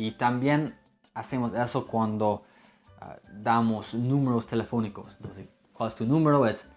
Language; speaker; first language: Spanish; non-native, fluent; English